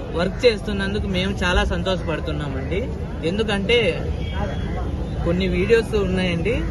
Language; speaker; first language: Telugu; native; Telugu